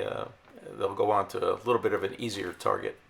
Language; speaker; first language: English; native; English